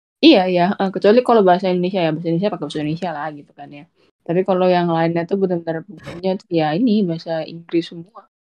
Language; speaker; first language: Indonesian; native; Indonesian